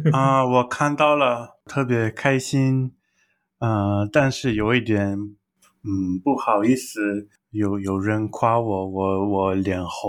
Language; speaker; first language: Chinese; non-native, learner; English